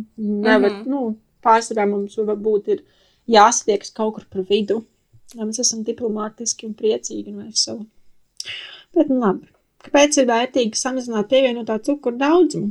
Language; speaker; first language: Latvian; non-native, local second language; Russian